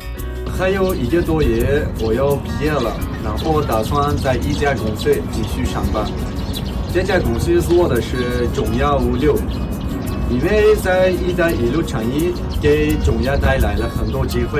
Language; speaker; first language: Chinese; non-native, fluent; Tajik